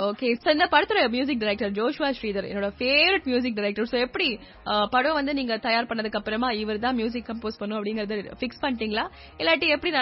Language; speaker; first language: Tamil; native; Tamil